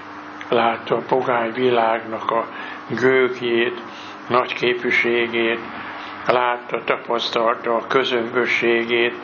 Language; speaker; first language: Hungarian; native; Hungarian